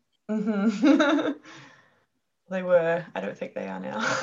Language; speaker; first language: English; native; English